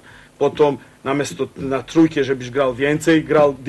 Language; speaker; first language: Polish; non-native, fluent; Croatian